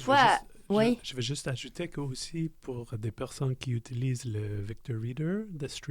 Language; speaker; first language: French; non-native, local second language; English